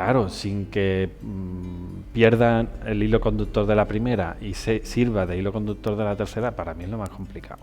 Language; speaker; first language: Spanish; native; Spanish